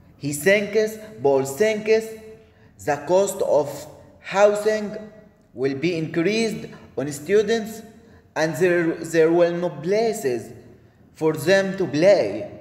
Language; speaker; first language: English; non-native, learner; Arabic